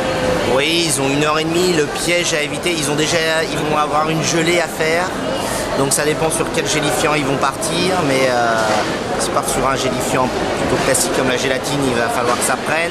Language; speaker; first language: French; native; French